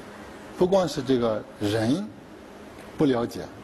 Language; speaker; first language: Chinese; native; Chinese